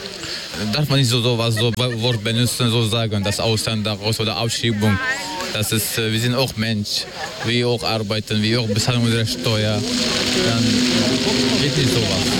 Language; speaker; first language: German; non-native, learner; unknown